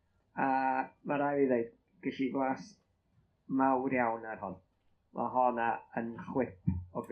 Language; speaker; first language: Welsh; native; Welsh